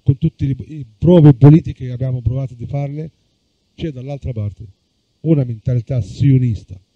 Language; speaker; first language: Italian; non-native, fluent; Arabic